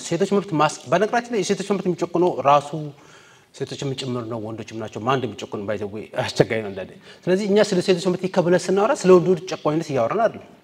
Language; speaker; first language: Amharic; non-native, local second language; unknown